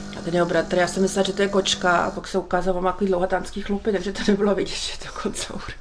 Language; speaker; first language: Czech; native; Czech